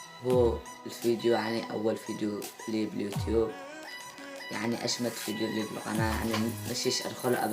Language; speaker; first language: Arabic; native; Arabic